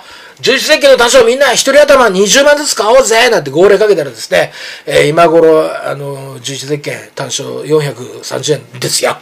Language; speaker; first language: Japanese; native; Japanese